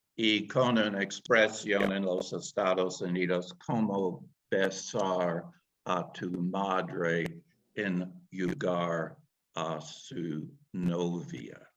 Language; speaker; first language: Spanish; non-native, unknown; English